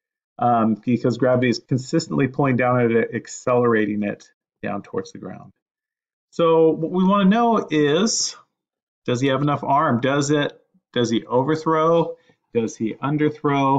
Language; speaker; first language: English; native; English